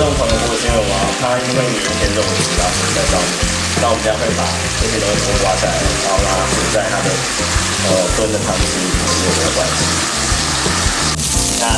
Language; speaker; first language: Chinese; native; Chinese